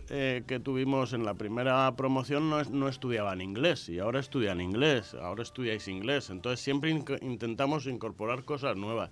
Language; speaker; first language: Spanish; native; Spanish